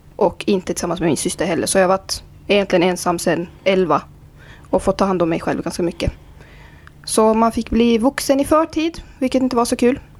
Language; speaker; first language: Swedish; early bilingual, other home language; Azerbaijani